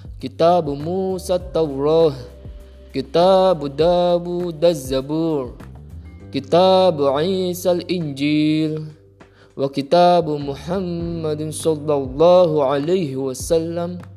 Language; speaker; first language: Arabic; non-native, learner; Indonesian